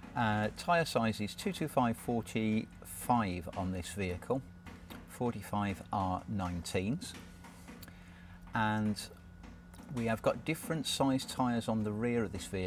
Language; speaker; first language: English; native; English